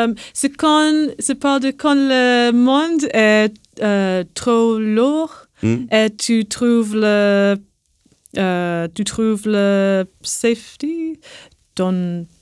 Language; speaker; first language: French; non-native, learner; English